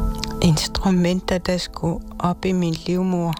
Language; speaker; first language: Danish; non-native, local second language; Kalaallisut